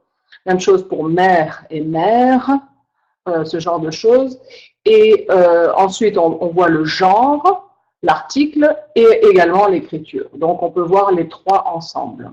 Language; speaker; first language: French; native; French